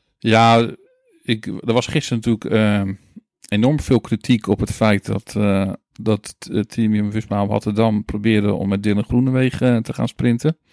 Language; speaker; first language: Dutch; native; Dutch